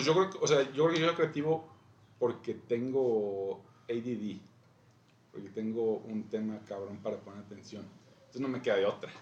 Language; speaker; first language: Spanish; native; Spanish